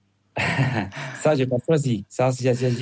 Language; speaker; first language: French; non-native, fluent; Spanish